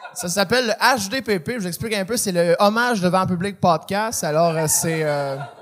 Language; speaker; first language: French; native; French